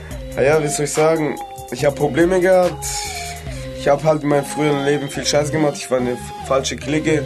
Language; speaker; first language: German; native; German